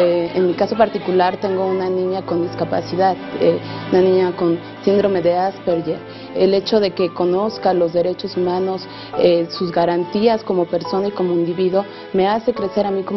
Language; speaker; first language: Spanish; native; Spanish